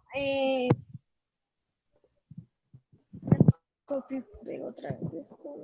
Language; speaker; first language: Spanish; native; Spanish